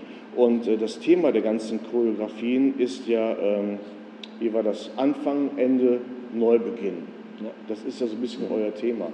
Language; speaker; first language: German; native; German